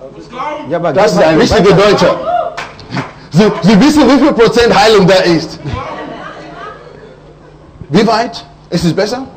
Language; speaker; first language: German; non-native, learner; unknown